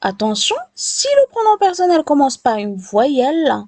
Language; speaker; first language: French; non-native, local second language; Arabic